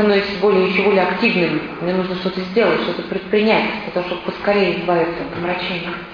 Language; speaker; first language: Russian; native; Russian